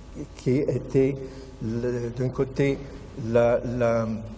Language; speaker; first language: French; non-native, fluent; Italian